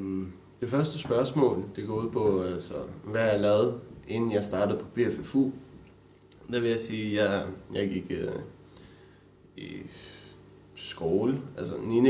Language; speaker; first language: Danish; early bilingual, other home language; Romanian